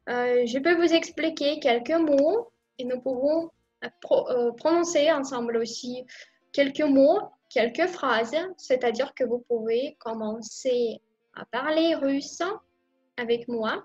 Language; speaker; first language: French; non-native, fluent; Russian